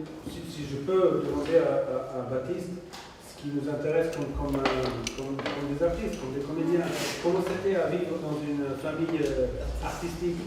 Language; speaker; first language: French; non-native, fluent; Serbian